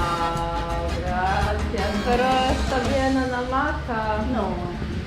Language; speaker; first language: Spanish; non-native, learner; Polish